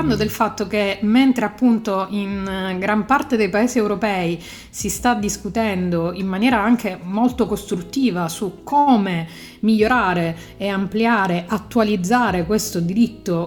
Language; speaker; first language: Italian; native; Italian